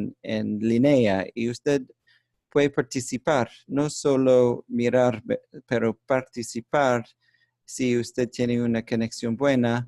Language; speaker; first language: Spanish; non-native, learner; English